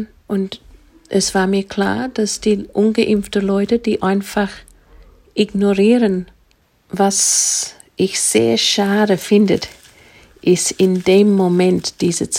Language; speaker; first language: German; non-native, fluent; English